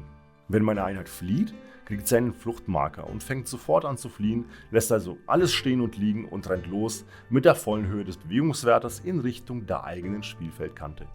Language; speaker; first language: German; native; German